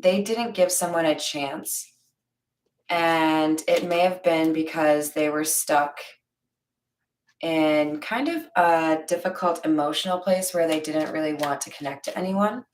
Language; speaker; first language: English; native; English